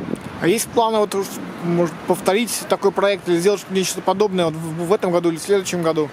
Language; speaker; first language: Russian; native; Russian